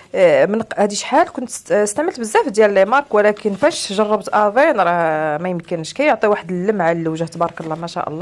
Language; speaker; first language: Arabic; native; Arabic